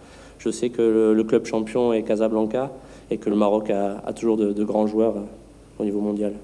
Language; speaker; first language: French; native; French